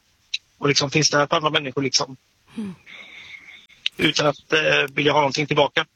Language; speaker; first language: Swedish; native; Swedish